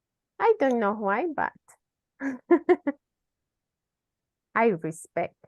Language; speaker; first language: English; non-native, learner; Spanish